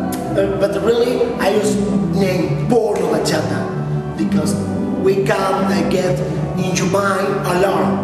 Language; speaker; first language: English; non-native, local second language; Spanish